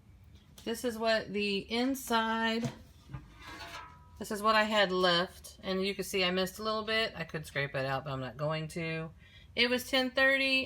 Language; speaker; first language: English; native; English